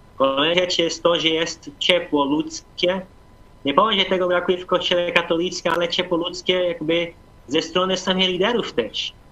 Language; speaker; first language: Polish; non-native, fluent; Portuguese